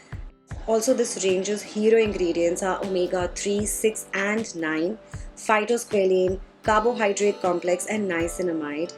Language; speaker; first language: English; non-native, local second language; Hindi